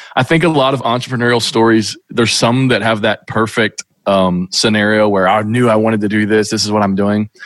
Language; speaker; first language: English; native; English